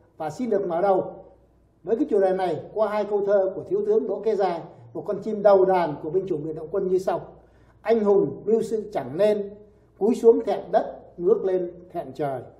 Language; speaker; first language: Vietnamese; native; Vietnamese